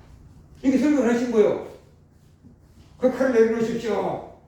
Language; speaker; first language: Korean; native; Korean